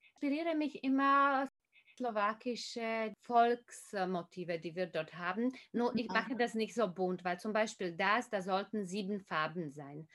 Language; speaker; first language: German; non-native, fluent; Slovak